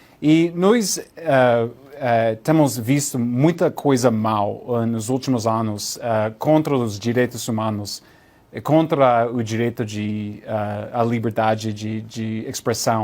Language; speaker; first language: Portuguese; non-native, learner; English